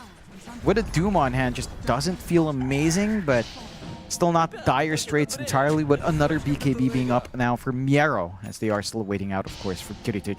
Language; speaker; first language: English; native; English